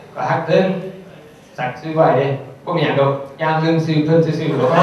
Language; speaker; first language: Thai; non-native, fluent; English